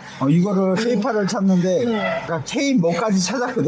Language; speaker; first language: Korean; native; Korean